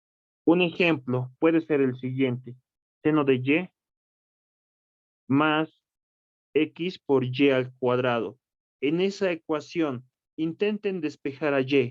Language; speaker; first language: Spanish; native; Spanish